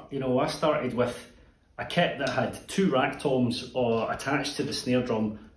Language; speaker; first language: English; native; English